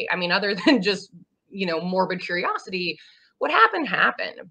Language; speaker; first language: English; native; English